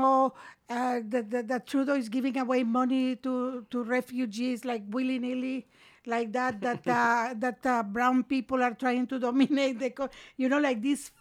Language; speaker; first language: English; non-native, fluent; Spanish